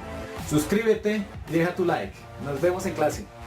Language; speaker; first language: Spanish; native; Spanish